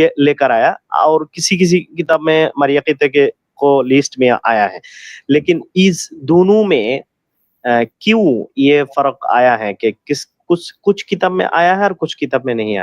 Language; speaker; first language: Hindi; non-native, learner; Bangla